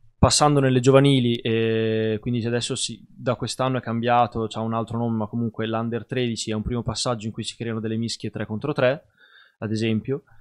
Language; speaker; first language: Italian; native; Italian